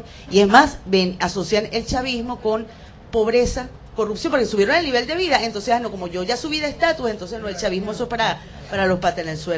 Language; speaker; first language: Spanish; native; Spanish